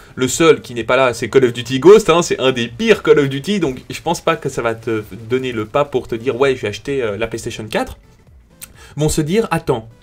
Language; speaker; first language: French; native; French